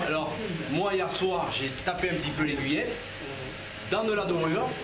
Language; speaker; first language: French; native; French